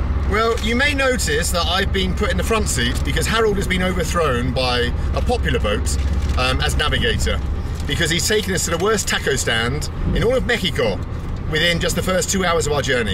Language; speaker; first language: English; native; English